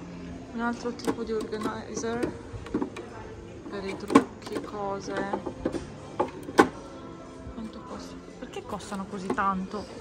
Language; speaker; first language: Italian; non-native, fluent; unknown